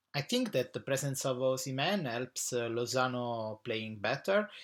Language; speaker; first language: English; non-native, fluent; Italian